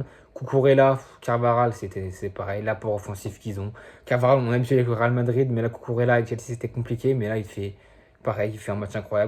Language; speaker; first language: French; native; French